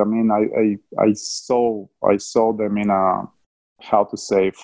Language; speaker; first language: English; non-native, fluent; Bulgarian